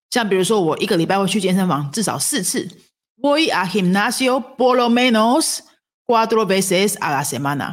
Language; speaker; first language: Spanish; non-native, fluent; Chinese